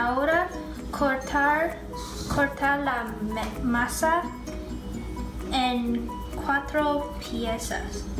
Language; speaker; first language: Spanish; non-native, learner; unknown